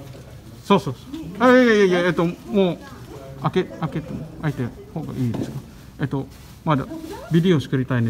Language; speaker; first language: Japanese; non-native, learner; Indonesian